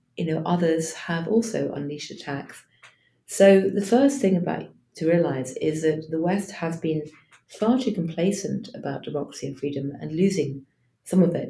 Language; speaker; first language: English; native; English